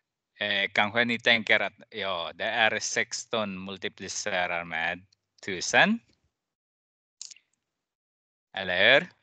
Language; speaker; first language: Swedish; non-native, fluent; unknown